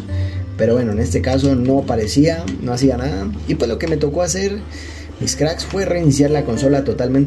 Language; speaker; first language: Spanish; native; Spanish